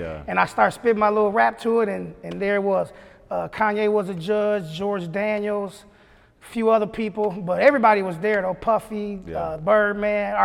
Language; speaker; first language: English; native; English